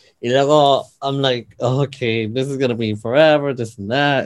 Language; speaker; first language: English; early bilingual, other home language; Spanish